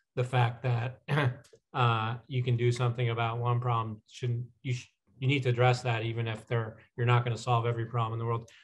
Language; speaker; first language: English; non-native, fluent; Spanish